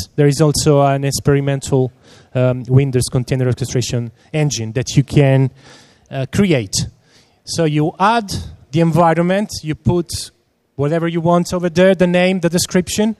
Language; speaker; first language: English; non-native, fluent; Italian